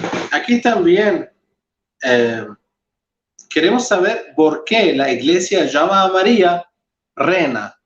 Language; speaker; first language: Spanish; non-native, fluent; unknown